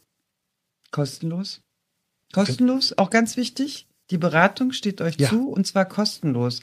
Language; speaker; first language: German; native; German